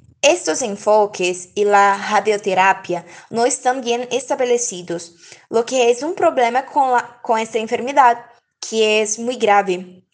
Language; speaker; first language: Spanish; non-native, learner; Portuguese